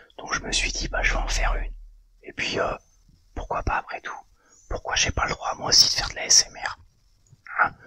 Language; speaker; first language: French; native; French